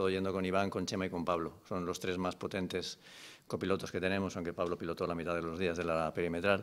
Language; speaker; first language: Spanish; native; Spanish